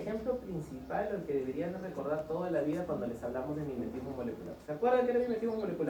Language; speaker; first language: Spanish; native; Spanish